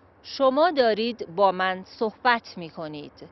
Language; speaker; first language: Persian; non-native, fluent; Urdu